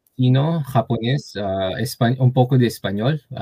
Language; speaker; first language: Spanish; non-native, learner; Chinese